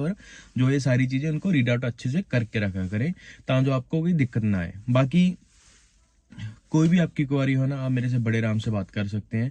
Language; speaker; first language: Hindi; native; Hindi